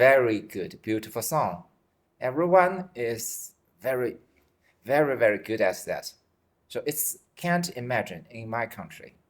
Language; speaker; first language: English; non-native, fluent; Chinese